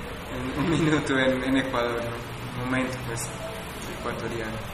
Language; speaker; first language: Spanish; native; Spanish